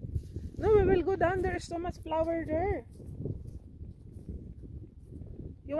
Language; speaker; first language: English; non-native, local second language; Filipino